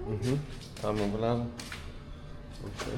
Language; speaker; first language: Spanish; non-native, learner; English